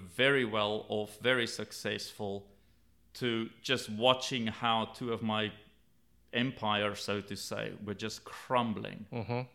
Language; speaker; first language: English; native; English